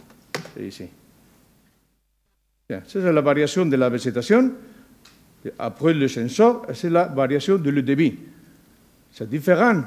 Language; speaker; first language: French; non-native, learner; Spanish